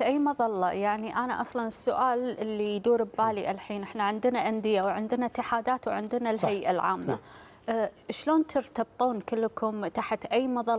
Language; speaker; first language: Arabic; native; Arabic